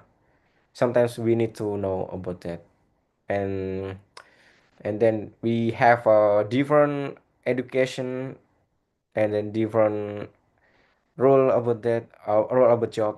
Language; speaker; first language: English; non-native, learner; Indonesian